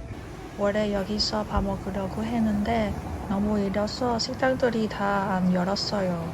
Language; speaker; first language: Korean; non-native, fluent; Cantonese